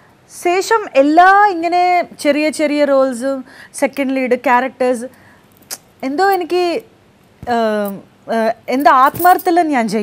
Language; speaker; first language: Malayalam; non-native, fluent; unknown